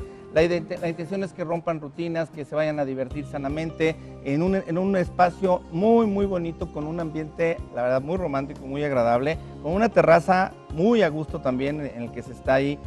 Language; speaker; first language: Spanish; native; Spanish